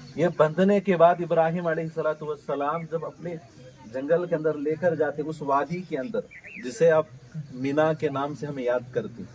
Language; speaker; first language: Urdu; native; Urdu